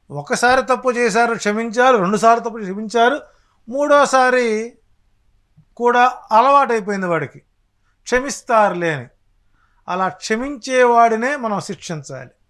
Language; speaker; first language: Telugu; native; Telugu